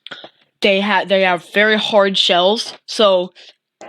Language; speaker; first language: English; native; English